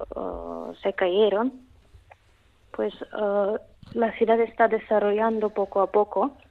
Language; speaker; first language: Spanish; non-native, fluent; Russian